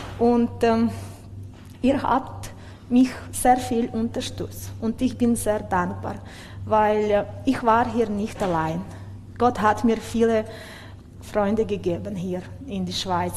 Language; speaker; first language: German; non-native, learner; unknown